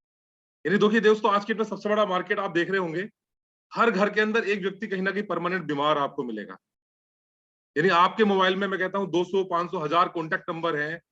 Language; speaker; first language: Hindi; native; Hindi